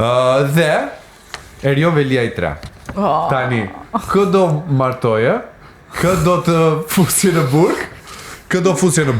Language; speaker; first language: Albanian; native; Albanian